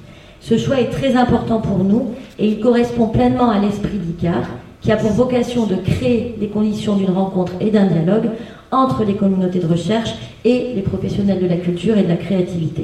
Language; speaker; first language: French; native; French